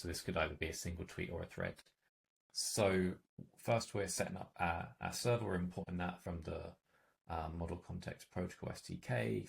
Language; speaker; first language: English; native; English